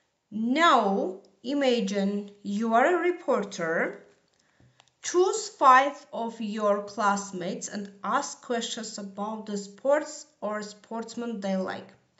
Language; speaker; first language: English; non-native, fluent; Armenian